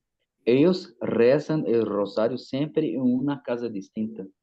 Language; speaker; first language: Spanish; non-native, fluent; Portuguese